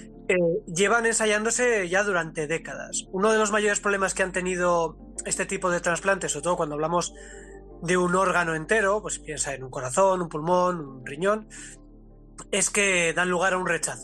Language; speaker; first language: Spanish; native; Spanish